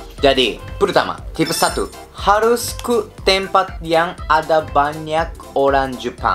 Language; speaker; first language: Indonesian; non-native, learner; Japanese